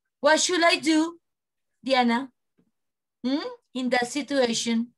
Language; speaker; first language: English; non-native, learner; Spanish